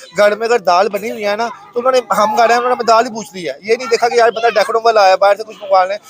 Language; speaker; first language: Urdu; non-native, local second language; Punjabi